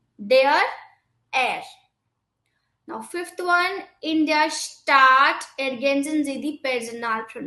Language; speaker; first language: German; non-native, fluent; Hindi